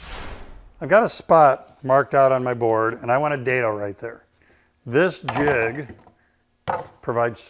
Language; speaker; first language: English; native; English